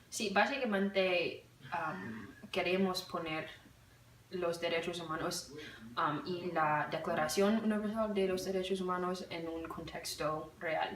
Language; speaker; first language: Spanish; non-native, learner; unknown